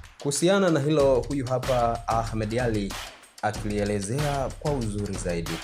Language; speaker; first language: Swahili; native; Swahili